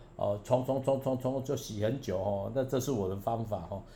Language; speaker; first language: Chinese; non-native, local second language; Min Nan Chinese